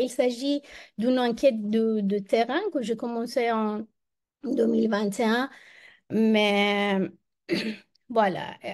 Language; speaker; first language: French; non-native, fluent; Persian